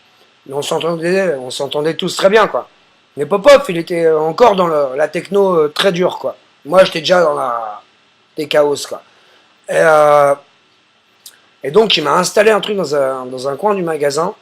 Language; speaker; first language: French; native; French